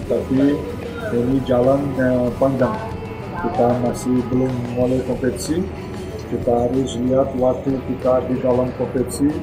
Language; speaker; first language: Indonesian; non-native, fluent; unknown